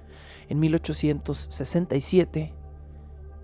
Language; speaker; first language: Spanish; native; Spanish